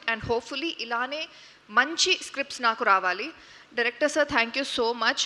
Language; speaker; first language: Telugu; non-native, local second language; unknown